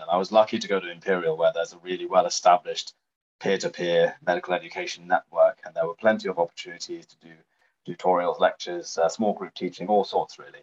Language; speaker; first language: English; native; English